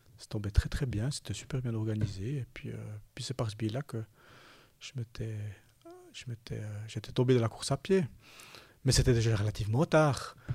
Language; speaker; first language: French; native; French